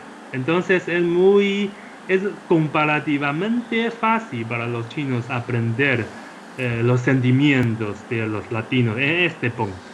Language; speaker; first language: Spanish; non-native, fluent; Chinese